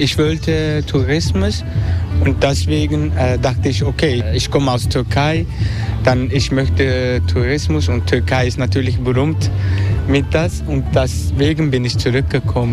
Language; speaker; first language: German; non-native, learner; Turkish